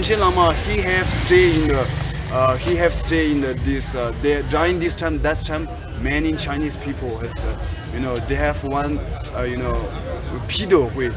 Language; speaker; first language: English; non-native, learner; Tibetan